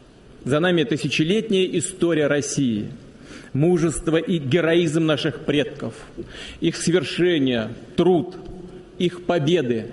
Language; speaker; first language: Russian; native; Russian